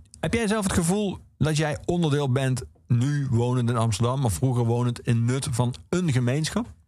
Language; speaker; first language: Dutch; native; Dutch